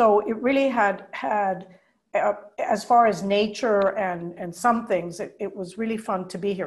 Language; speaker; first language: English; non-native, fluent; Spanish